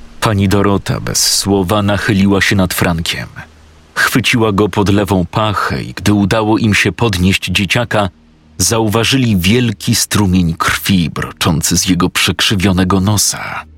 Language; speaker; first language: Polish; native; Polish